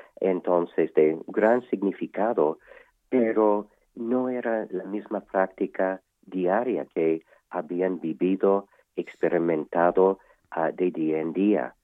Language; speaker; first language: Spanish; non-native, fluent; English